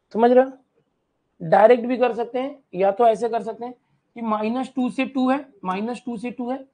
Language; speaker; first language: Hindi; non-native, local second language; Marathi